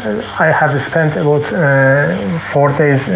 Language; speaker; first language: English; non-native, fluent; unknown